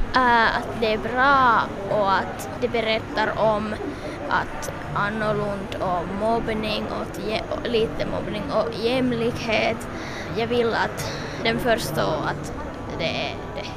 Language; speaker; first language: Swedish; non-native, local second language; Finnish